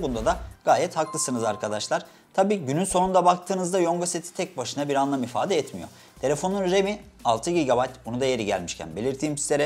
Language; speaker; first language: Turkish; native; Turkish